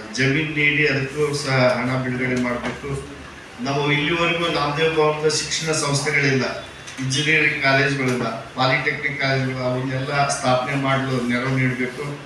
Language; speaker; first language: Kannada; non-native, local second language; Marathi